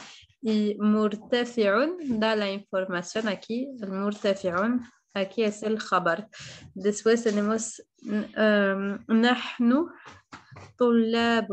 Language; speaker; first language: Spanish; non-native, fluent; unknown